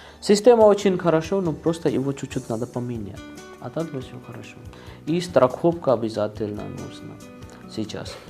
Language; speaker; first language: Russian; non-native, learner; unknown